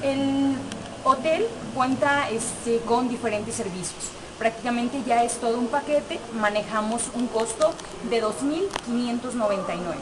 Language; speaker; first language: Spanish; native; Spanish